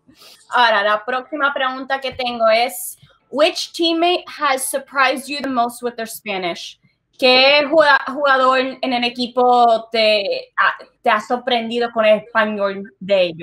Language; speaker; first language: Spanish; early bilingual, heritage; Spanish